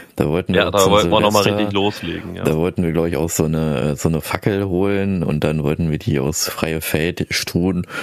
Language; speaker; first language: German; early bilingual, other home language; Filipino